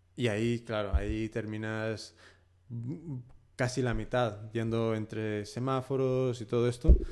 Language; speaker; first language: Spanish; early bilingual, heritage; Spanish